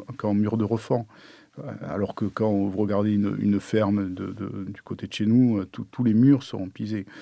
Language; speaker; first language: French; native; French